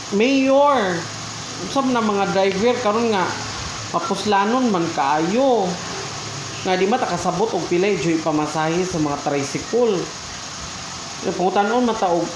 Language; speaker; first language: Cebuano; native; Cebuano